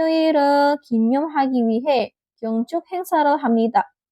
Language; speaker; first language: Korean; non-native, fluent; Indonesian